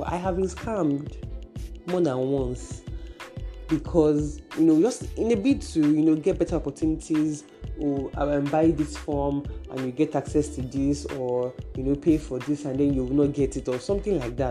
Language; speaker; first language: English; non-native, local second language; Yoruba